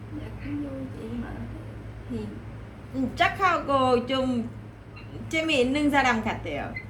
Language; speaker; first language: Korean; non-native, learner; Vietnamese